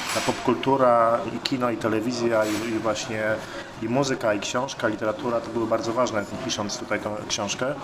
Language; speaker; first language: Polish; native; Polish